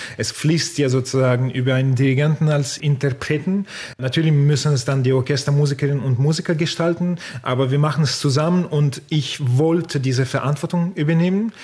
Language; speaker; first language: German; non-native, fluent; Russian